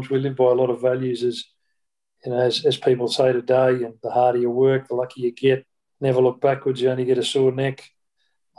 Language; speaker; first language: English; native; English